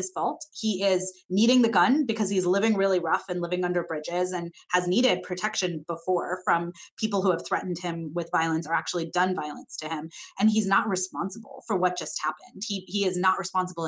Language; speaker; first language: English; non-native, local second language; Malayalam